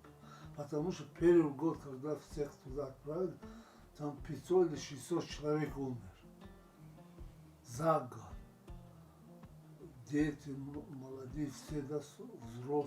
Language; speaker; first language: Russian; non-native, local second language; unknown